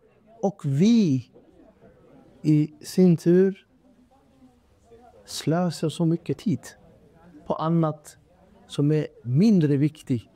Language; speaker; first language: Swedish; non-native, fluent; Urdu